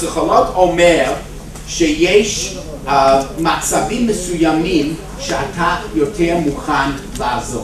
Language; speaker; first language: Hebrew; non-native, fluent; English